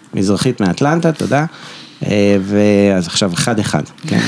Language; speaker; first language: Hebrew; early bilingual, heritage; Hebrew